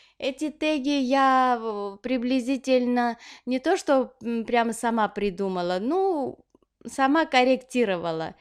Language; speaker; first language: Russian; non-native, local second language; Armenian